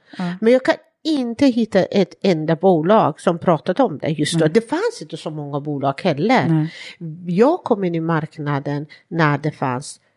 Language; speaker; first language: Swedish; non-native, fluent; Persian